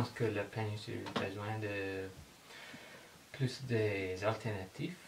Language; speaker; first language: French; non-native, learner; English